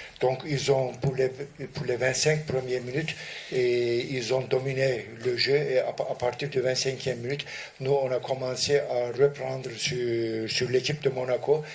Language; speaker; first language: French; non-native, fluent; Turkish